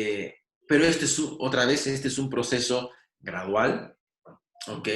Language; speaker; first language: Spanish; native; Spanish